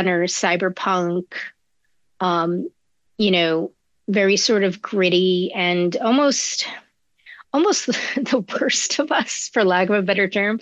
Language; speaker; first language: English; native; English